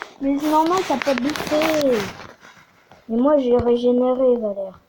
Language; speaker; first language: French; native; French